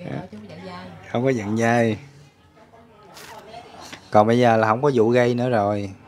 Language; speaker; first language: Vietnamese; native; Vietnamese